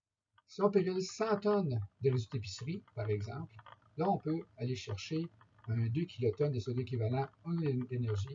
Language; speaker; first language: French; native; French